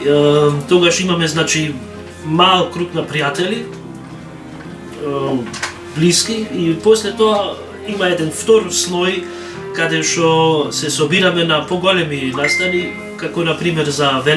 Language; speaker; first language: Macedonian; early bilingual, heritage; Macedonian